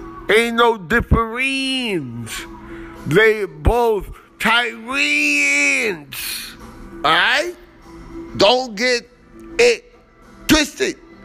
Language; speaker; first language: English; early bilingual, other home language; Spanish